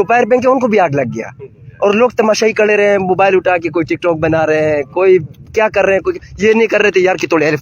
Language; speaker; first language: Urdu; native; Urdu